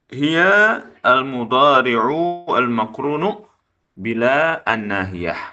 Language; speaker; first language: Arabic; non-native, fluent; Indonesian